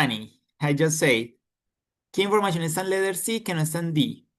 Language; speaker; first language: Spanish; native; Spanish